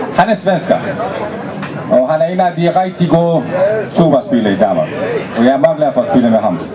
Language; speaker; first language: Danish; non-native, fluent; Romanian